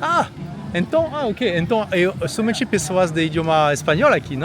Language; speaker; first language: Portuguese; non-native, learner; French